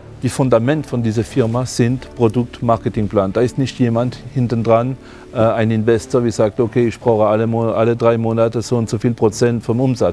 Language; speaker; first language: German; non-native, fluent; French